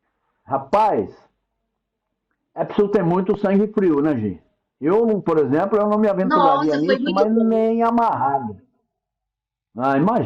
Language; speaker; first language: Portuguese; native; Portuguese